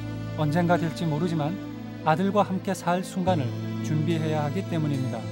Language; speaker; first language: Korean; native; Korean